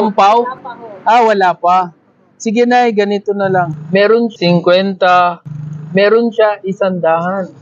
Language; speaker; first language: Filipino; non-native, learner; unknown